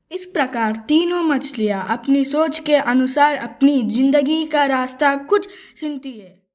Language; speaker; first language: Hindi; non-native, local second language; Telugu